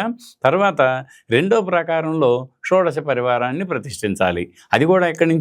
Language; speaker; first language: Telugu; native; Telugu